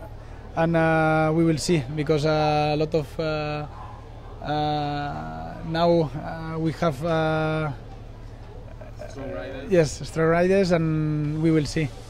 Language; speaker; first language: English; non-native, learner; Spanish